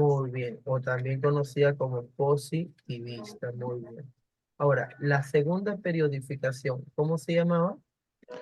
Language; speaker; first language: Spanish; native; Spanish